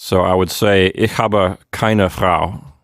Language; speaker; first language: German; non-native, learner; English